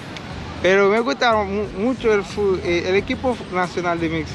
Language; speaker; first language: Spanish; non-native, learner; Haitian Creole